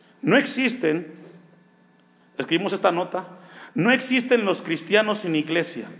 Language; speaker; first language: Spanish; native; Spanish